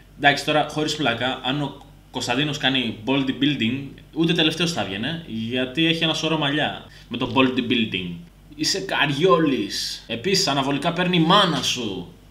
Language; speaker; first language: Greek; early bilingual, other home language; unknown